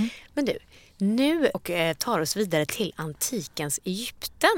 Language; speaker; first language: Swedish; native; Swedish